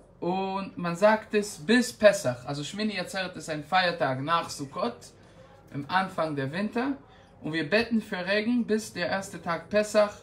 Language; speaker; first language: German; non-native, fluent; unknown